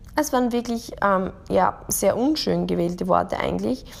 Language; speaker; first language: German; native; German